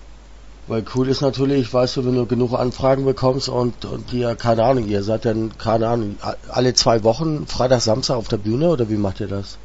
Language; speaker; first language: German; native; German